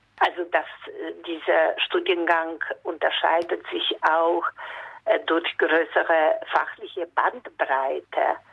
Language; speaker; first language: German; non-native, fluent; Polish